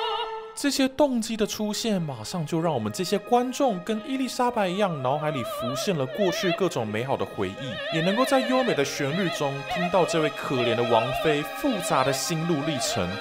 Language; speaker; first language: Chinese; native; Chinese